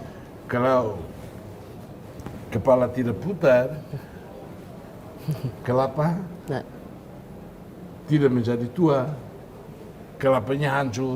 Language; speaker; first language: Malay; non-native, fluent; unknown